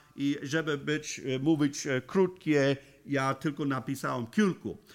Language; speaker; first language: Polish; non-native, learner; English